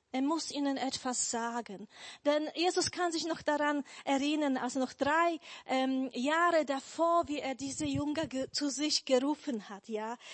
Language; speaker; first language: German; non-native, fluent; Polish